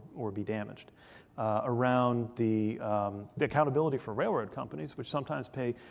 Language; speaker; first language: English; native; English